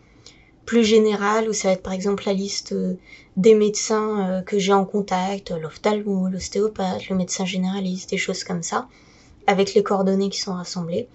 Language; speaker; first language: French; native; French